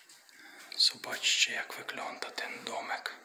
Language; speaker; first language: Polish; non-native, fluent; Russian